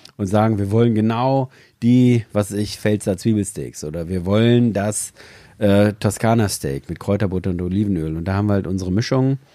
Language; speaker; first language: German; native; German